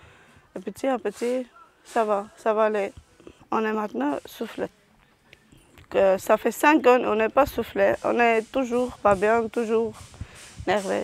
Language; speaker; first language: French; non-native, learner; Armenian